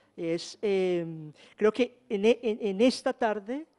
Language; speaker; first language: Spanish; native; Spanish